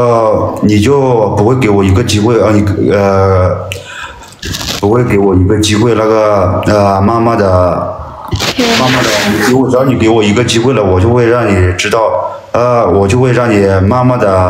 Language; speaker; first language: Chinese; non-native, local second language; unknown